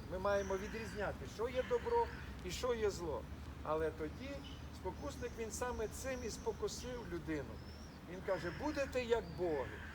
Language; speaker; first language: Ukrainian; native; Ukrainian